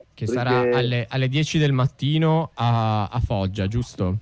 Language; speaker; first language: Italian; native; Italian